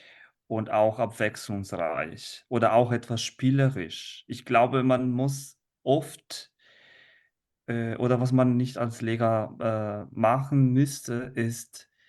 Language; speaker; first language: German; non-native, fluent; Italian